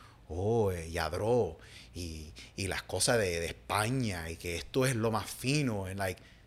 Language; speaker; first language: Spanish; early bilingual, heritage; Spanish